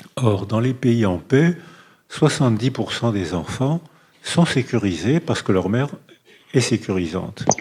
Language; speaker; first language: French; native; French